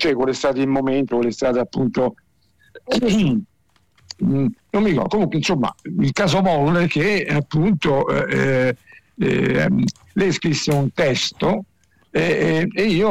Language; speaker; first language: Italian; native; Italian